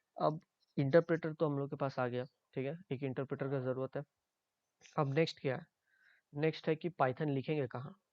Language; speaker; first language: Hindi; native; Hindi